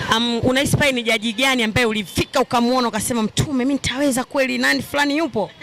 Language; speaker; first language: Swahili; native; Swahili